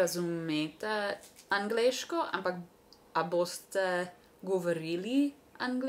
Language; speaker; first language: Slovenian; non-native, learner; English